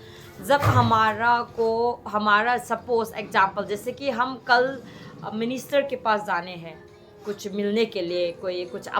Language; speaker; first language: Hindi; non-native, local second language; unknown